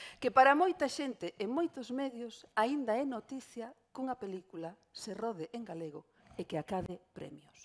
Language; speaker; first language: Galician; non-native, local second language; Spanish